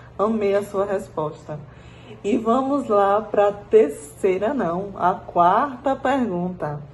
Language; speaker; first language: Portuguese; native; Portuguese